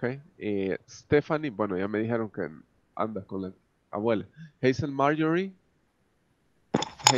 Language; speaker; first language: Spanish; native; Spanish